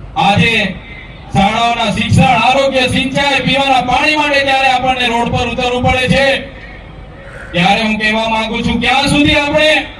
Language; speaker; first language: Gujarati; non-native, local second language; Bhili